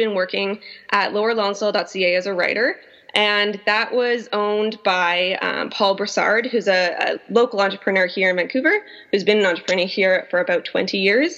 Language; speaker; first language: English; native; English